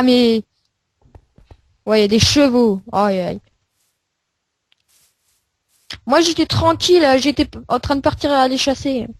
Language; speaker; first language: French; native; French